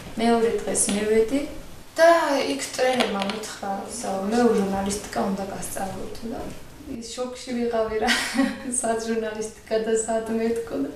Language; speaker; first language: Georgian; non-native, local second language; Azerbaijani